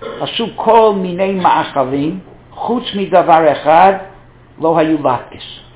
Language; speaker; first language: Hebrew; non-native, fluent; English